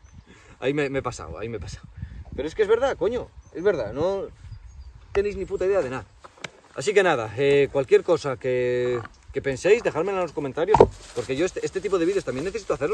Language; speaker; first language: Spanish; native; Spanish